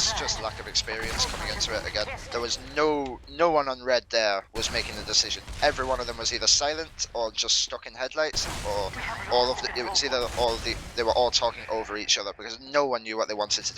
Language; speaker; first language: English; native; English